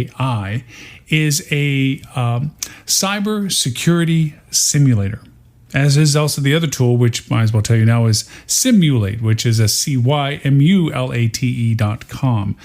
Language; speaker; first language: English; native; English